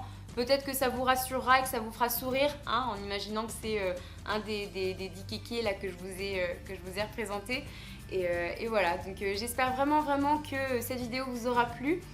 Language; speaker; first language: French; native; French